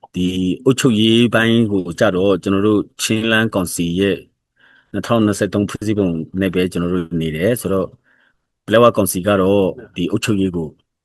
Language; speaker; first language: Burmese; non-native, local second language; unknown